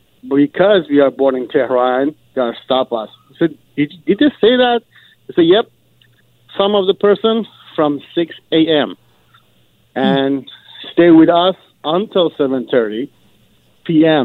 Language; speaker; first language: English; non-native, learner; Persian